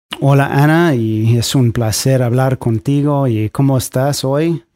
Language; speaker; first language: Spanish; non-native, fluent; English